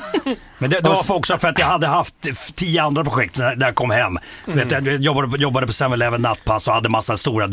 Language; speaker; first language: Swedish; native; Swedish